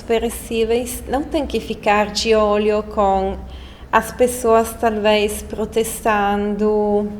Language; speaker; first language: Portuguese; non-native, fluent; Italian